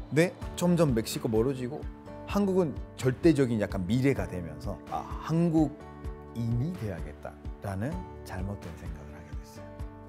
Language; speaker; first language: Korean; non-native, fluent; Spanish